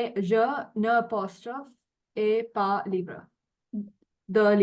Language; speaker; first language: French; non-native, learner; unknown